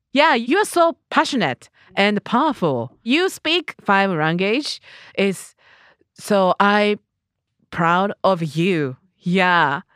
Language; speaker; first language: English; non-native, learner; Japanese